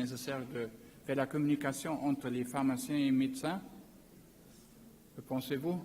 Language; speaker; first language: French; non-native, learner; German